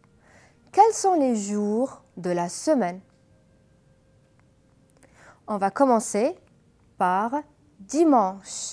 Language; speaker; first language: French; non-native, fluent; Arabic